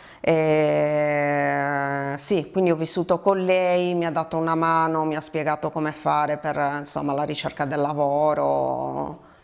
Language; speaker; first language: Italian; native; Italian